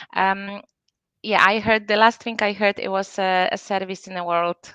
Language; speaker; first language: English; non-native, fluent; Polish